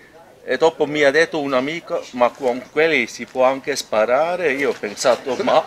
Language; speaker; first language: Italian; non-native, local second language; German